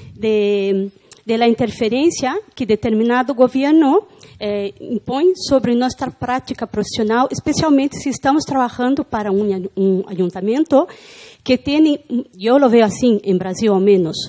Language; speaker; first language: Spanish; non-native, learner; Portuguese